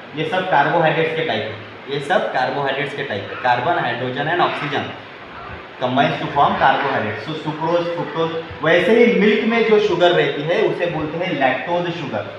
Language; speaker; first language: Hindi; non-native, local second language; Marathi